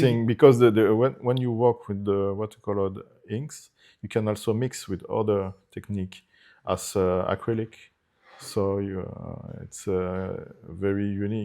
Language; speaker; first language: English; non-native, fluent; Italian